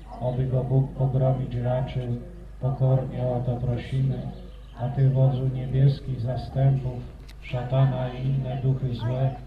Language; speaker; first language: Polish; native; Polish